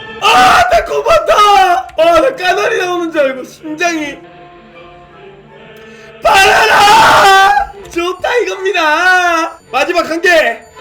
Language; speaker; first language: Korean; native; Korean